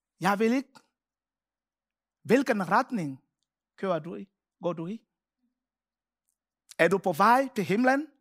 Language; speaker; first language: Danish; non-native, fluent; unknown